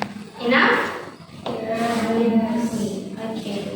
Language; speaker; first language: English; non-native, fluent; Indonesian